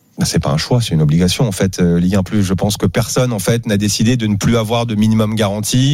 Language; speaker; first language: French; native; French